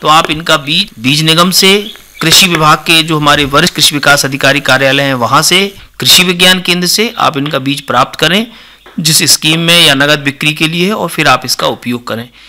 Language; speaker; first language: Hindi; native; Hindi